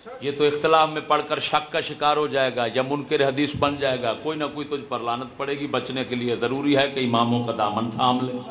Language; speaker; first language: Urdu; native; Urdu